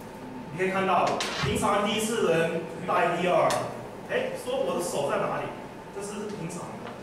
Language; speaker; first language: Chinese; early bilingual, heritage; English